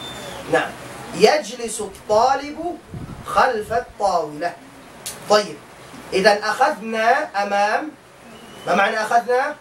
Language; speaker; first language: Arabic; non-native, fluent; Tausug